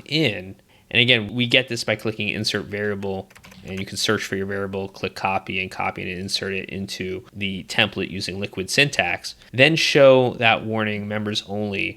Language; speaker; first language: English; native; English